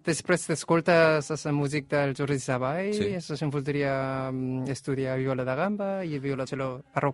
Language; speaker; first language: Catalan; non-native, learner; Korean